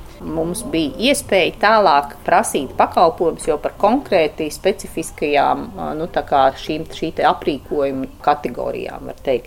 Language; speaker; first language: Latvian; native; Latvian